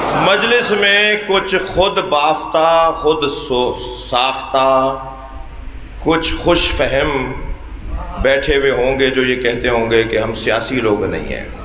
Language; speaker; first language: Urdu; non-native, local second language; Sindhi